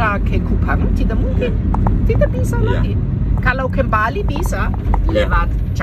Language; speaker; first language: Indonesian; non-native, fluent; German